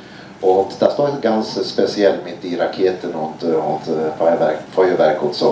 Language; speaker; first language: German; non-native, fluent; Norwegian